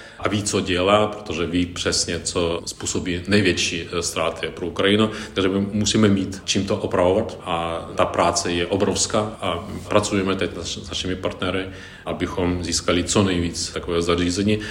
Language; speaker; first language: Czech; non-native, fluent; Ukrainian